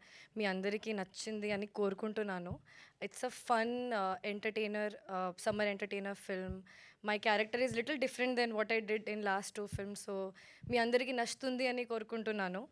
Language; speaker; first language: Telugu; non-native, fluent; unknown